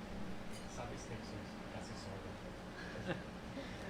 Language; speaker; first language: Spanish; non-native, fluent; English